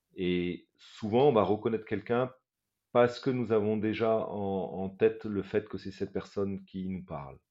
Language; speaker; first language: French; native; French